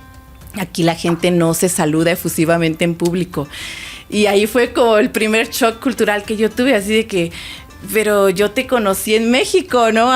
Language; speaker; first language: Spanish; native; Spanish